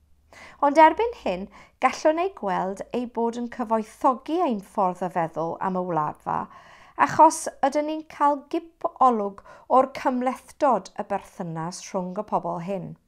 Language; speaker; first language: Welsh; non-native, fluent; English